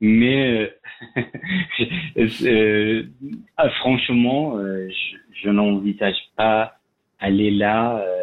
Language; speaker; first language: French; non-native, learner; Persian